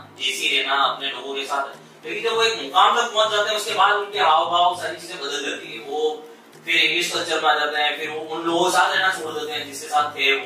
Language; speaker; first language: Hindi; native; Hindi